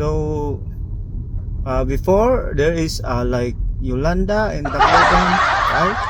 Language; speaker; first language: English; non-native, learner; Nepali